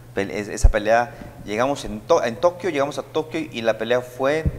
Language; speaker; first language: Spanish; native; Spanish